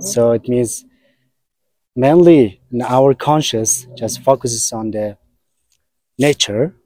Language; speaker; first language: English; non-native, learner; Mongolian